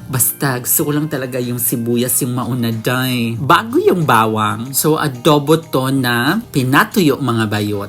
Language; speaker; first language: Filipino; non-native, local second language; Cebuano